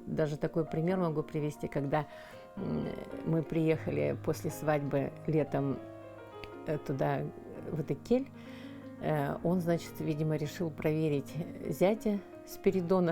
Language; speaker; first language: Russian; non-native, local second language; Yakut